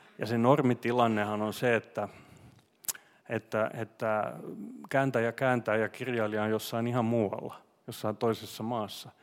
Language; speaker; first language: Finnish; non-native, local second language; Swedish